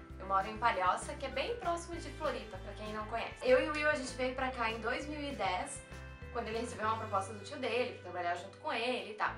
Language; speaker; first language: Portuguese; native; Portuguese